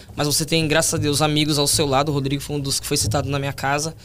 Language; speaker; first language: Portuguese; native; Portuguese